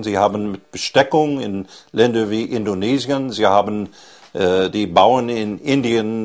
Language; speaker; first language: German; non-native, fluent; English